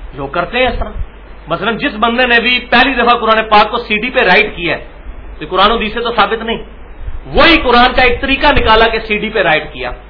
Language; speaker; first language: Urdu; non-native, local second language; Punjabi